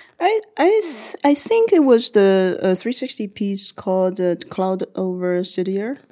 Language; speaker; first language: English; non-native, fluent; Chinese